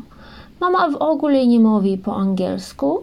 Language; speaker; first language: Polish; early bilingual, heritage; Ukrainian